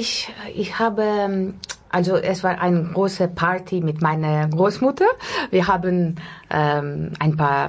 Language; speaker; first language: German; non-native, learner; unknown